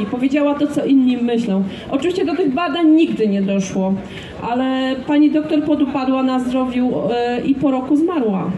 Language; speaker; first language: Polish; native; Polish